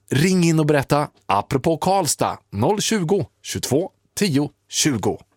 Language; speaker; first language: Swedish; native; Swedish